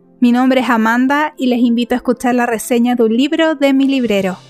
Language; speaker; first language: Spanish; native; Spanish